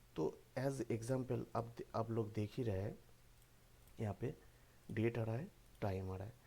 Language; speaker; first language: Hindi; non-native, local second language; Bangla